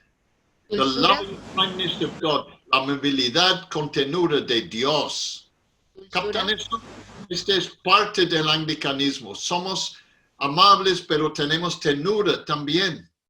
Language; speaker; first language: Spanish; non-native, fluent; English